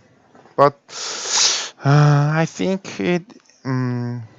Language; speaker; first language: English; non-native, learner; Korean